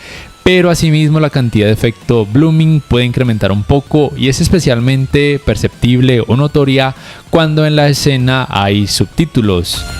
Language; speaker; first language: Spanish; native; Spanish